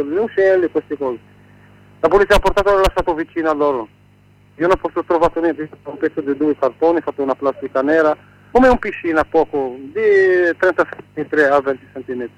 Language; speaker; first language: Italian; non-native, learner; Arabic